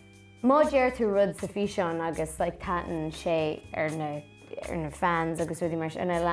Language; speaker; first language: Irish; non-native, local second language; English